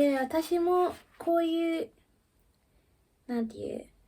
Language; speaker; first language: Japanese; early bilingual, heritage; Japanese